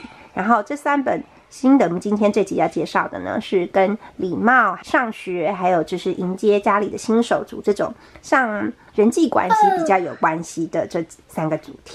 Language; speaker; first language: Chinese; native; Chinese